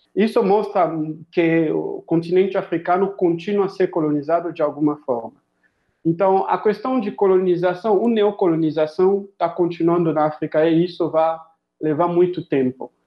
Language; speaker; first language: Portuguese; non-native, fluent; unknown